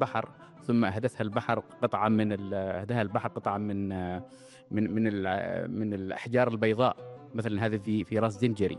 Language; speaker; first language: Arabic; non-native, local second language; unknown